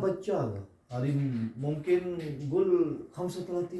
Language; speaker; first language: Arabic; non-native, learner; Urdu